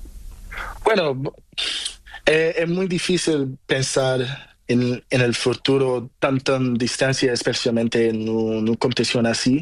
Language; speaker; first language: Spanish; non-native, learner; Portuguese